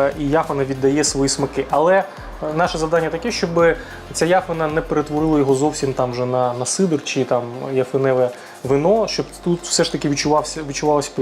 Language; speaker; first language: Ukrainian; native; Ukrainian